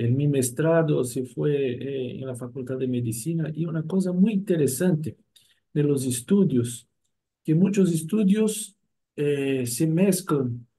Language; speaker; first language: Spanish; non-native, fluent; Portuguese